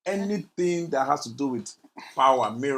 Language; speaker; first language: English; non-native, local second language; Yoruba